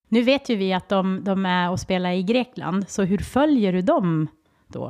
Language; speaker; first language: Swedish; native; Swedish